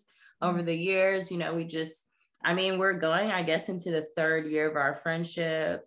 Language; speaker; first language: English; native; English